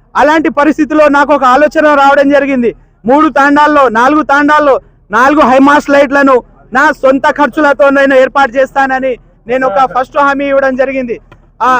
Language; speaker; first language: Telugu; native; Telugu